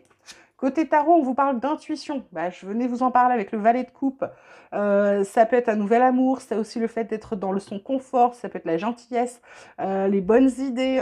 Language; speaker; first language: French; native; French